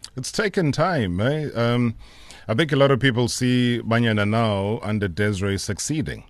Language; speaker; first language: English; non-native, local second language; Zulu